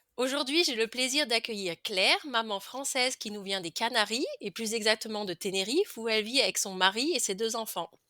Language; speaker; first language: French; native; French